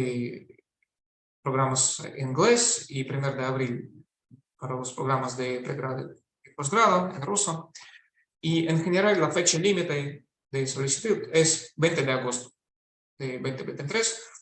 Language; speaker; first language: Spanish; non-native, fluent; Russian